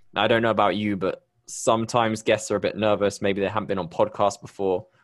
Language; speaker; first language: English; native; English